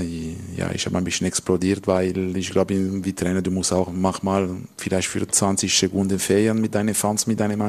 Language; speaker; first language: German; non-native, learner; French